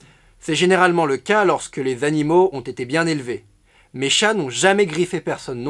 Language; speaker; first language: French; native; French